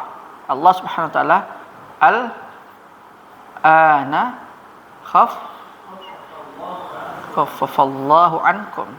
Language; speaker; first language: Arabic; non-native, fluent; Indonesian